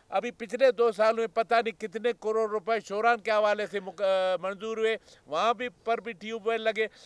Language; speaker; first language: Urdu; non-native, local second language; Baluchi